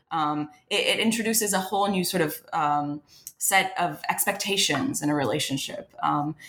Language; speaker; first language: English; non-native, fluent; French